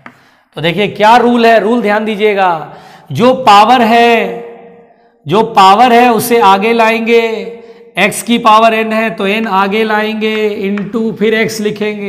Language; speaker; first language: Hindi; native; Hindi